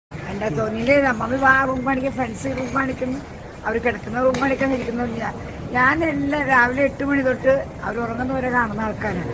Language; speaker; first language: Malayalam; native; Malayalam